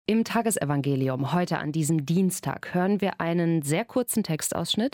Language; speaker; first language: German; native; German